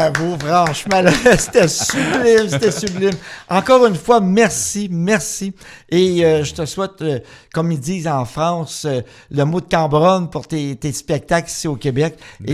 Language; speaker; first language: French; native; French